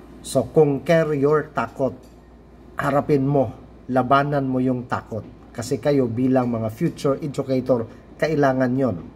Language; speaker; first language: Filipino; non-native, local second language; Cebuano